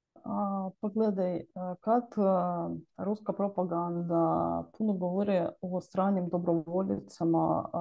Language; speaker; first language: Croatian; non-native, learner; Ukrainian